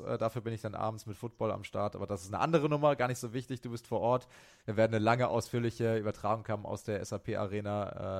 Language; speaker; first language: German; native; German